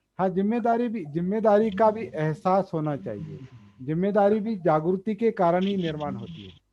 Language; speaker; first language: Hindi; non-native, local second language; Marathi